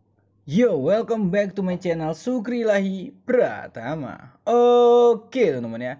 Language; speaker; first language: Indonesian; native; Indonesian